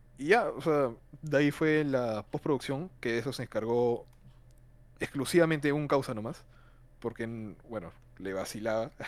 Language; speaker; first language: Spanish; native; Spanish